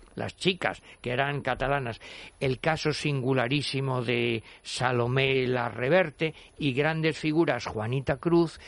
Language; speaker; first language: Spanish; native; Spanish